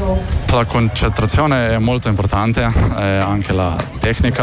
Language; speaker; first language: Italian; non-native, local second language; Slovenian